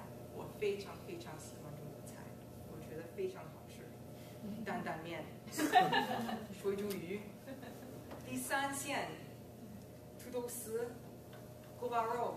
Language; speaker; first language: Chinese; non-native, fluent; English